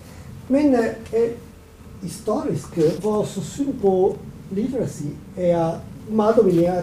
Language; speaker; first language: Danish; non-native, fluent; Italian